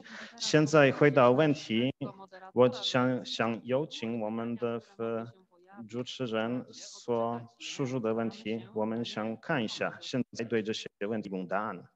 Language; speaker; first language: Chinese; non-native, fluent; Polish